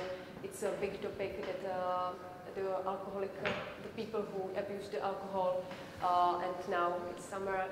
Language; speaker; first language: English; non-native, learner; Czech